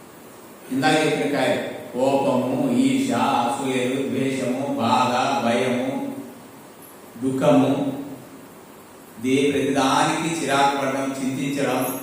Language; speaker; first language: Telugu; native; Telugu